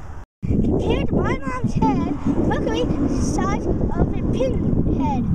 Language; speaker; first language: English; native; English